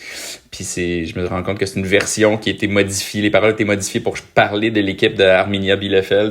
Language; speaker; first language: French; native; French